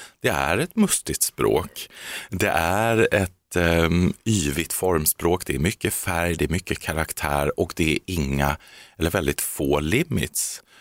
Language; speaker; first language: Swedish; native; Swedish